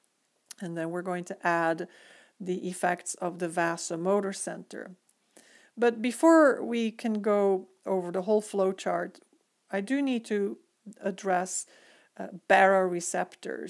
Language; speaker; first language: English; native; English